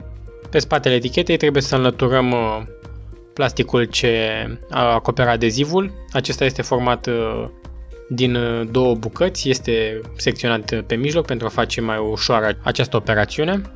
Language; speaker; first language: Romanian; native; Romanian